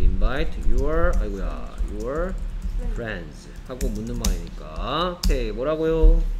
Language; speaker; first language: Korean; native; Korean